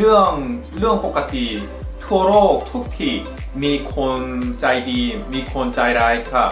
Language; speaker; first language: Thai; non-native, fluent; Korean